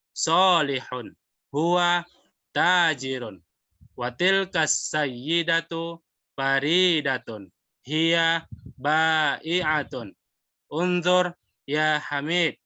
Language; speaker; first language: Arabic; non-native, fluent; Indonesian